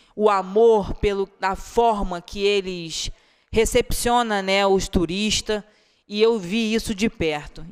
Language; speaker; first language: Portuguese; native; Portuguese